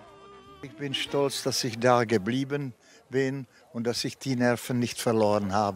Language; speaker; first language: German; non-native, fluent; Czech